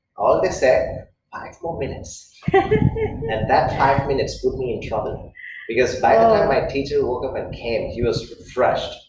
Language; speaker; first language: English; non-native, local second language; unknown